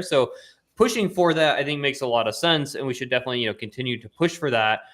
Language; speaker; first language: English; native; English